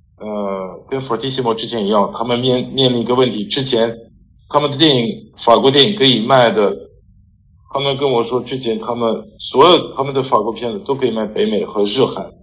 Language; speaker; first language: Chinese; non-native, fluent; French